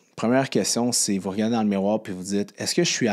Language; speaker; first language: French; native; French